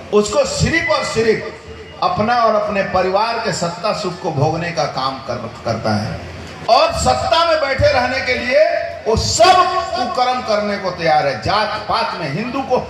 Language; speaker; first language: Hindi; native; Hindi